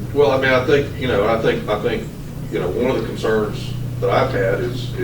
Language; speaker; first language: English; native; English